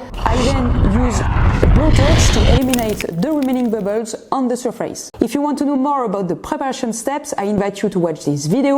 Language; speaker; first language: English; non-native, fluent; French